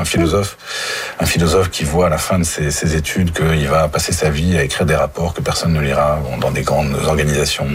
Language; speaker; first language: French; native; French